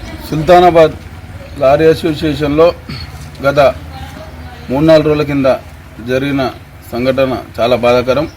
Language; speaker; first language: Telugu; native; Telugu